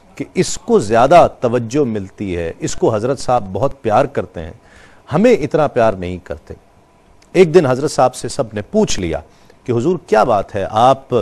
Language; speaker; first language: Urdu; native; Urdu